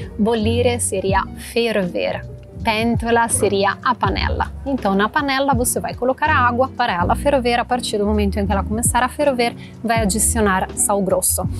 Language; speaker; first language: Portuguese; non-native, fluent; Italian